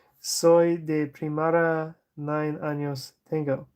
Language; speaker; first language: Spanish; non-native, learner; English